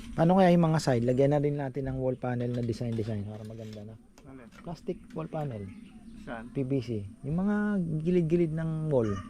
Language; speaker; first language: Filipino; native; Filipino